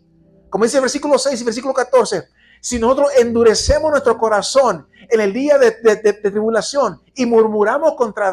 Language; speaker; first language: Spanish; native; Spanish